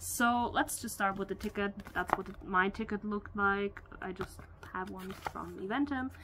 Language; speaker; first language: English; non-native, fluent; German